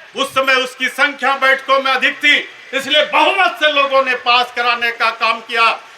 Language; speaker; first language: Hindi; native; Hindi